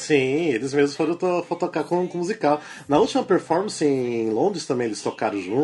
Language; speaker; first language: Portuguese; native; Portuguese